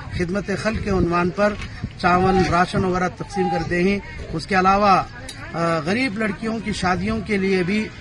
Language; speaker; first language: Urdu; native; Urdu